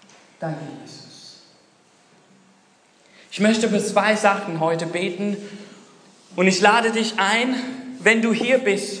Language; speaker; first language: German; non-native, fluent; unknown